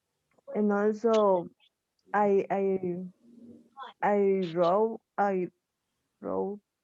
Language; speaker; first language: English; non-native, learner; Spanish